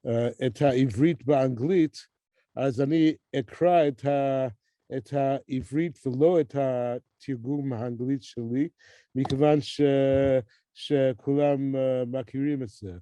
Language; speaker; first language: Hebrew; non-native, fluent; English